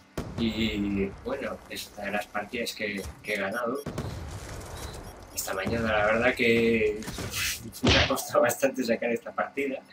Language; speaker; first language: Spanish; native; Spanish